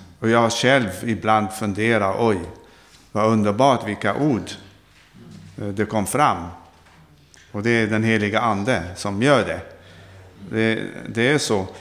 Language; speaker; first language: Swedish; non-native, fluent; Arabic